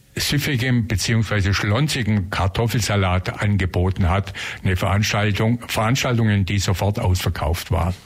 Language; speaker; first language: German; native; German